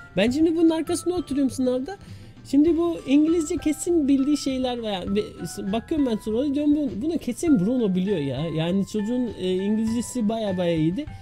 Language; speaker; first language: Turkish; early bilingual, heritage; Turkish